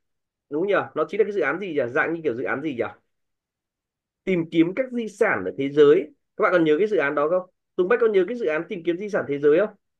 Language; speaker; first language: Vietnamese; native; Vietnamese